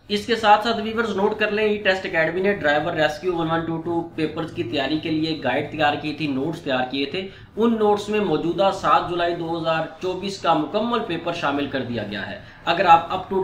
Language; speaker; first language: Urdu; non-native, local second language; Punjabi